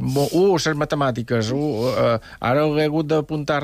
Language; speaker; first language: Catalan; native; Catalan